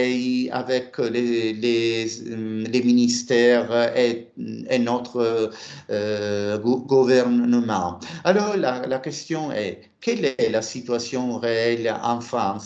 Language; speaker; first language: French; non-native, fluent; Italian